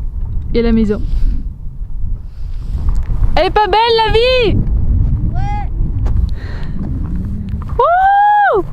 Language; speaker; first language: French; native; French